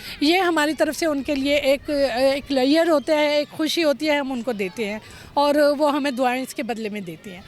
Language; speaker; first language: Urdu; native; Urdu